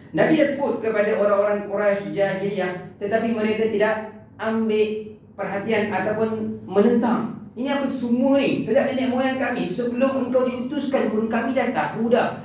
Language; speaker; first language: Malay; native; Malay